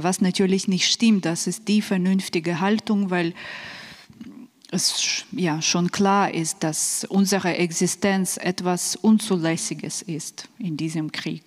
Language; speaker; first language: German; non-native, fluent; Ukrainian